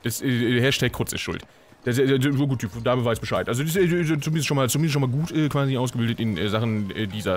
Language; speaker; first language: German; native; German